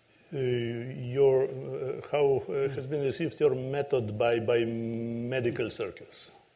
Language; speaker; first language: English; non-native, fluent; Slovenian